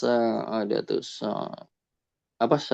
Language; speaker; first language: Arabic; non-native, learner; Indonesian